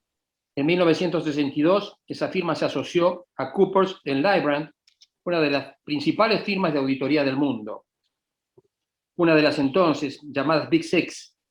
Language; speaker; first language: Spanish; native; Spanish